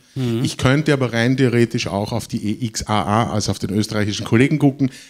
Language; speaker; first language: German; native; German